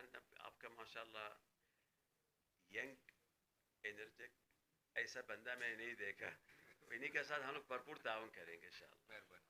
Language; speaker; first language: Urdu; non-native, fluent; Arabic